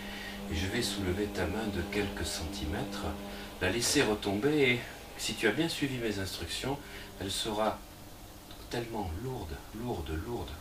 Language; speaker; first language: French; native; French